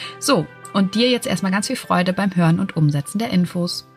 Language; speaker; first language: German; native; German